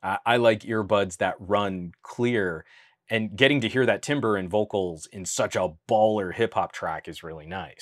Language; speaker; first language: English; native; English